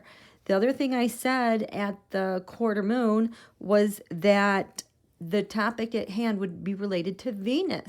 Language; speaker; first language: English; native; English